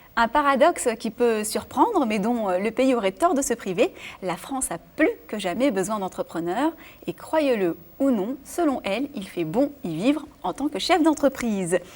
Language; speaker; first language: French; native; French